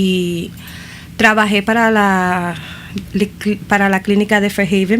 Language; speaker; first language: Spanish; early bilingual, other home language; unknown